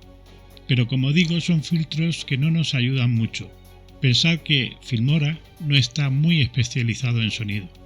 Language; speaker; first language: Spanish; native; Spanish